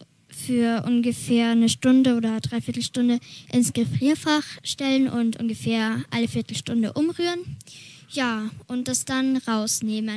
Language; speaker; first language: German; native; German